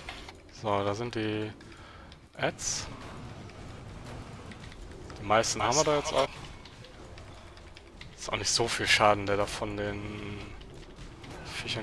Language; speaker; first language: German; native; German